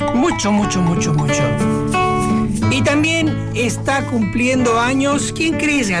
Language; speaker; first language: Spanish; native; Spanish